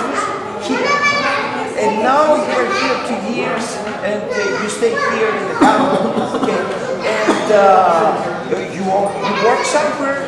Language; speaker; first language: English; non-native, fluent; Greek